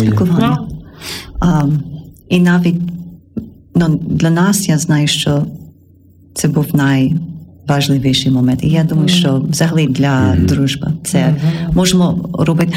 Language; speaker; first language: Ukrainian; non-native, learner; English